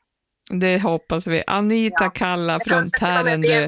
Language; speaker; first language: Swedish; native; Swedish